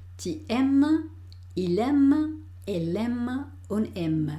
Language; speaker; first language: French; non-native, fluent; Spanish